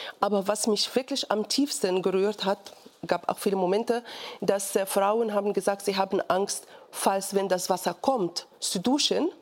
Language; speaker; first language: German; non-native, fluent; Arabic